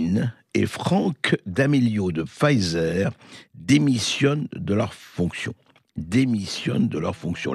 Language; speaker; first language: French; native; French